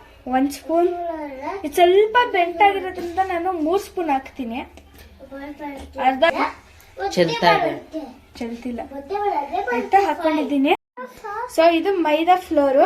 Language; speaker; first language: Kannada; native; Kannada